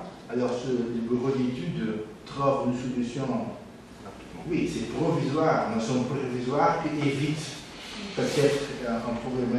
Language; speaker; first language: French; non-native, learner; Portuguese